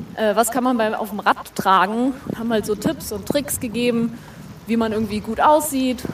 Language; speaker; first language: German; native; German